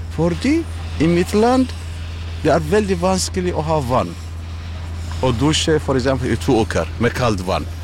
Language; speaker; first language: Swedish; non-native, learner; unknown